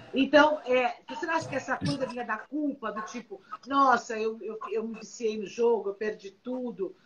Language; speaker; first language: Portuguese; native; Portuguese